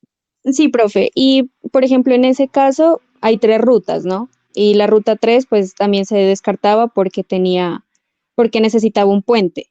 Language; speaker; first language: Spanish; native; Spanish